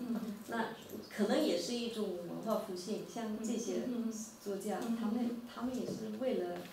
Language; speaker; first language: Chinese; non-native, fluent; German